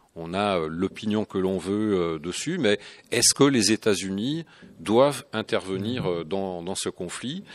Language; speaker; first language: French; native; French